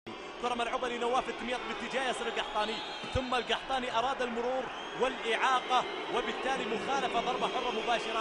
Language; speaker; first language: Arabic; native; Arabic